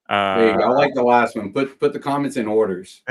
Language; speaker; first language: English; native; English